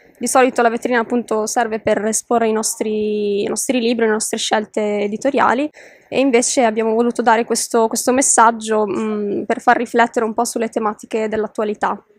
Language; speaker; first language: Italian; native; Italian